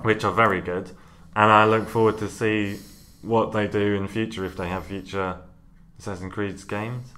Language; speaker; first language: English; native; English